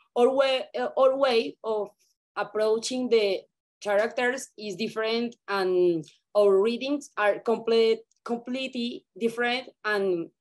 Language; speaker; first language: English; non-native, learner; Spanish